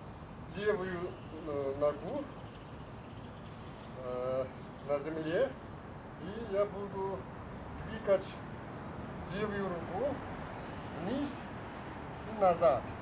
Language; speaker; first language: Russian; non-native, learner; Chinese